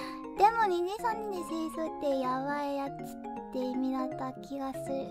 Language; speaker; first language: Japanese; non-native, fluent; Korean